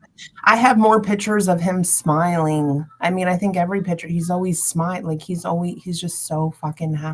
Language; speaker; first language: English; native; English